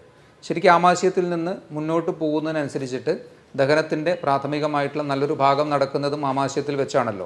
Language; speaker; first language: Malayalam; native; Malayalam